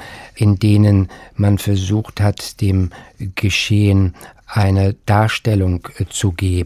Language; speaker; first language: German; native; German